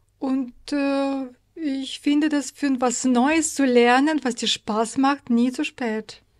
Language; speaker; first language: German; non-native, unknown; Russian